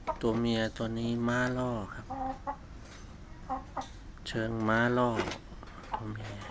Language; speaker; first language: Thai; native; Thai